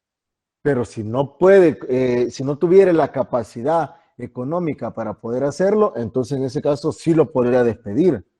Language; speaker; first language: Spanish; native; Spanish